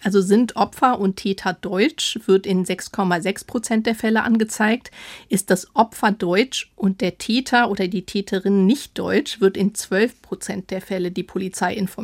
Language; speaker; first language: German; native; German